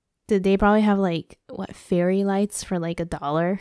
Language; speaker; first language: English; early bilingual, other home language; Japanese